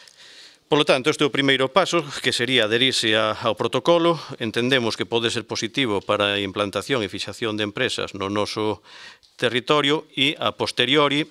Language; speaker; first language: Galician; native; Galician